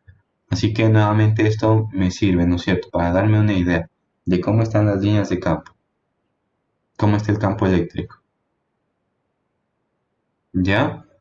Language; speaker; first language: Spanish; native; Spanish